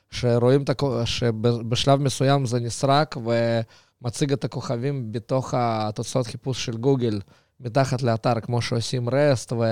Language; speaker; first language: Hebrew; early bilingual, other home language; Russian